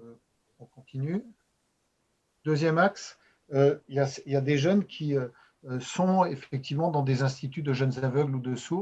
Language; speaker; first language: French; native; French